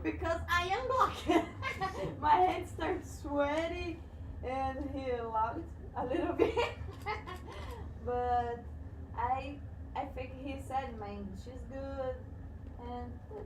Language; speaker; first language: English; non-native, learner; Portuguese